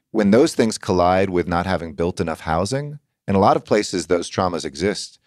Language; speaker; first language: English; native; English